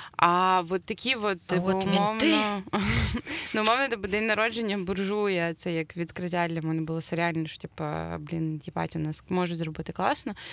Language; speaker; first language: Ukrainian; native; Ukrainian